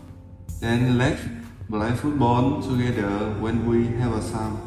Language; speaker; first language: English; non-native, learner; Vietnamese